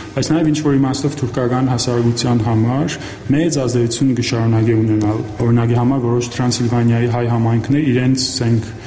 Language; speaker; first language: Armenian; native; Armenian